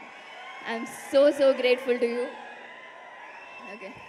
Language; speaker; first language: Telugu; non-native, learner; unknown